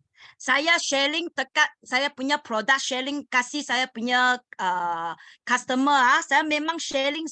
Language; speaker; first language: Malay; non-native, learner; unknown